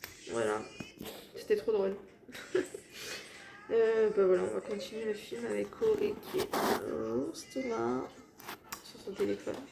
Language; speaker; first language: French; native; French